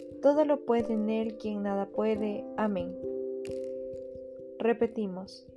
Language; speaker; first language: Spanish; native; Spanish